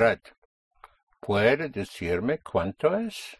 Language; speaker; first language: Spanish; non-native, fluent; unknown